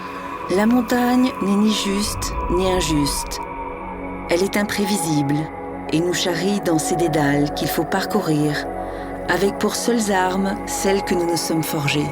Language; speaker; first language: French; native; French